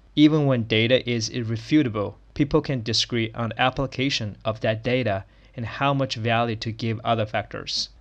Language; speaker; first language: English; non-native, fluent; Chinese